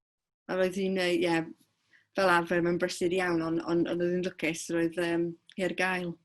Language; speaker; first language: Welsh; non-native, fluent; English